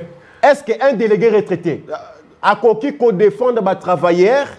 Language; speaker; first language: French; non-native, local second language; Lingala